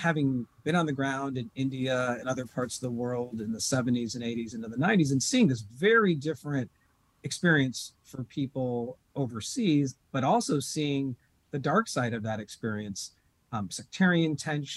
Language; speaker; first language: English; native; English